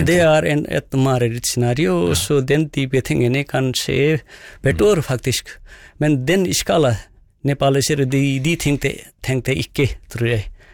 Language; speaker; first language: Norwegian; non-native, fluent; Nepali